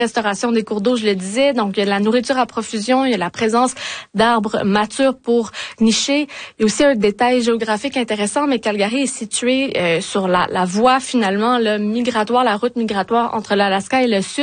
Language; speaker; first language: French; native; French